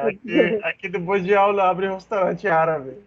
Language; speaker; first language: Portuguese; non-native, learner; Arabic